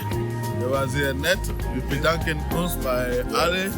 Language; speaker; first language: German; non-native, fluent; French